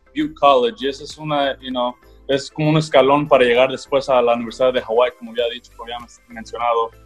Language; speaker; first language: Spanish; early bilingual, heritage; Spanish